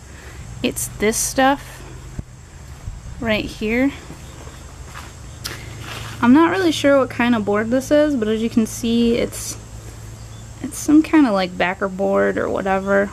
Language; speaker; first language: English; native; English